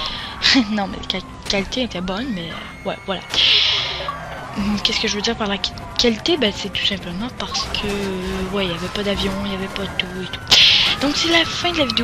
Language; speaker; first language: French; native; French